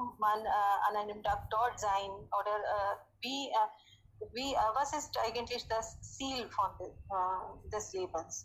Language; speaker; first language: German; non-native, learner; Hindi